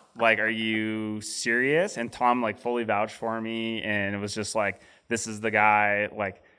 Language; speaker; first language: English; native; English